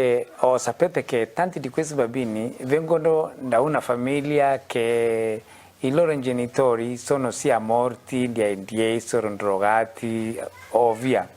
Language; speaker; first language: Italian; non-native, fluent; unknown